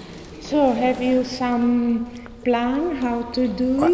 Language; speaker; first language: English; non-native, learner; Czech